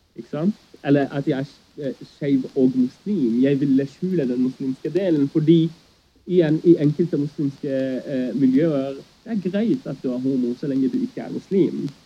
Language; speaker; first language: Norwegian; early bilingual, other home language; Arabic